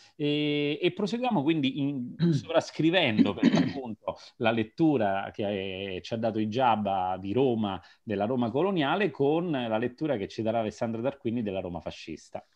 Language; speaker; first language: Italian; native; Italian